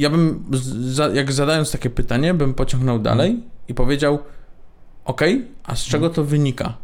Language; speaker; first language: Polish; native; Polish